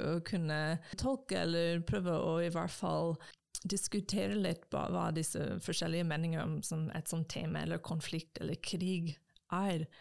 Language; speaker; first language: Norwegian; non-native, fluent; English